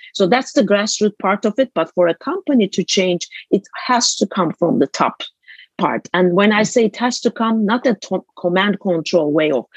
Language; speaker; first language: English; non-native, fluent; Turkish